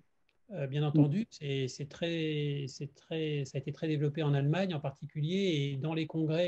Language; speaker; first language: French; native; French